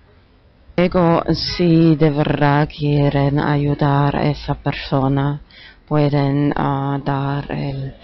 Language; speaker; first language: Spanish; non-native, fluent; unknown